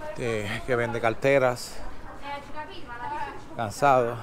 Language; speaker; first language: Spanish; native; Spanish